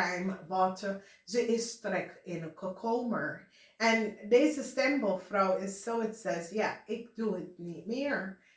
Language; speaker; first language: Dutch; non-native, fluent; English